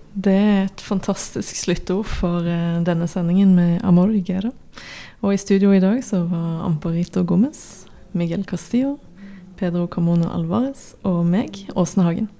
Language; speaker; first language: Norwegian; native; Norwegian